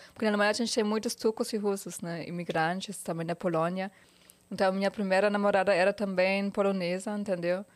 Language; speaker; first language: Portuguese; non-native, fluent; German